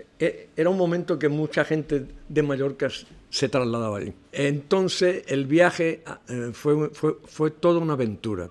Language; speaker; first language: Spanish; non-native, local second language; Catalan